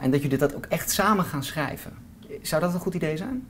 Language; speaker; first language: Dutch; native; Dutch